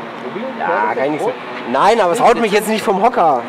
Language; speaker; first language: German; native; German